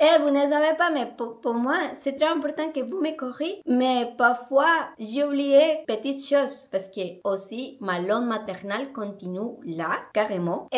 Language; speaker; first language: French; non-native, learner; Spanish